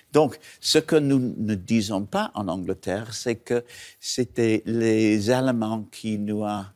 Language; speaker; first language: French; non-native, learner; English